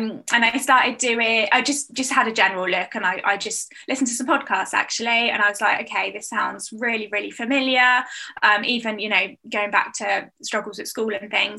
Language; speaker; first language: English; native; English